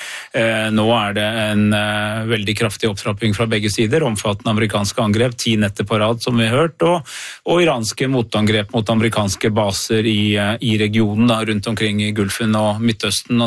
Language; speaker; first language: Norwegian; native; Norwegian